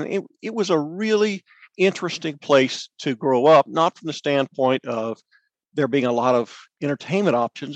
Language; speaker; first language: English; native; English